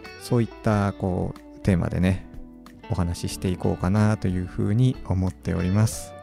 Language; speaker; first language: Japanese; native; Japanese